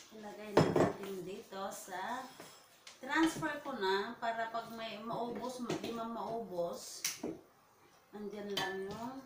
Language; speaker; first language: Filipino; non-native, local second language; Iloko